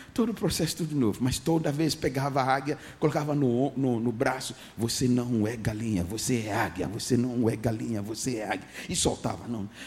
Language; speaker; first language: Portuguese; non-native, fluent; English